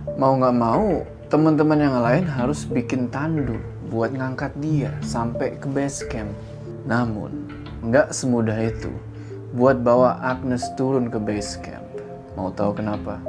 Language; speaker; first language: Indonesian; native; Indonesian